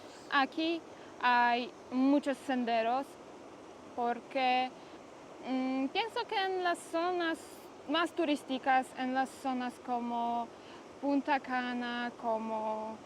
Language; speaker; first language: Spanish; non-native, learner; Polish